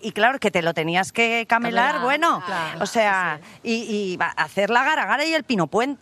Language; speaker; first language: Spanish; non-native, local second language; Catalan